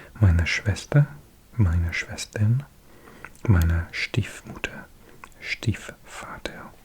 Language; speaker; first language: German; non-native, learner; English